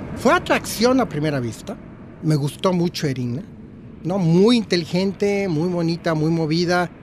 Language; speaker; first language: Spanish; native; Spanish